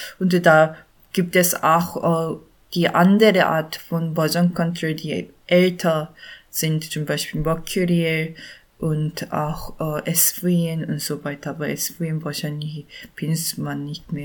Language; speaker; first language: German; non-native, learner; Korean